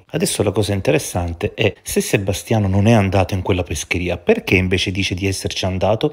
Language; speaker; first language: Italian; native; Italian